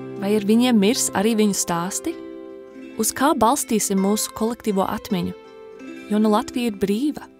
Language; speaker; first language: Latvian; early bilingual, heritage; Latvian